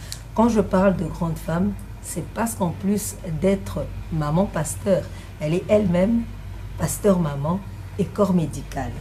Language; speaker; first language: French; non-native, local second language; Lingala